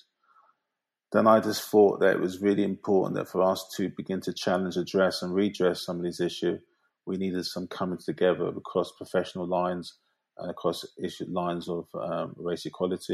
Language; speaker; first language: English; native; English